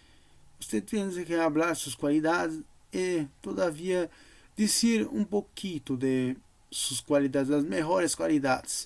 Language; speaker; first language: Portuguese; non-native, learner; Spanish